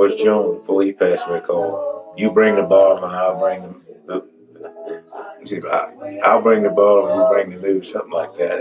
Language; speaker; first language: English; native; English